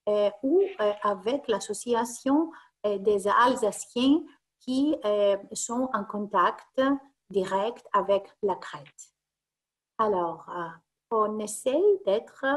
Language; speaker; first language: French; non-native, fluent; Greek